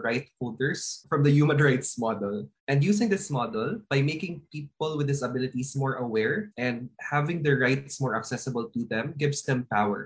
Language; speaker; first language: English; non-native, local second language; Hiligaynon